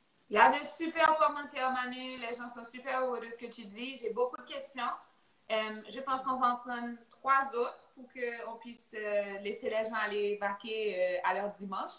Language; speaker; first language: French; native; French